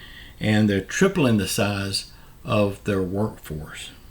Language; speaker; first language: English; native; English